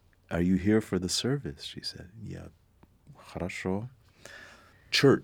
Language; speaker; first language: English; native; English